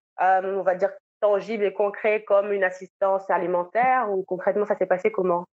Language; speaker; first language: French; native; French